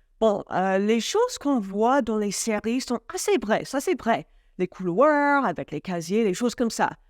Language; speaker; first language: French; non-native, fluent; English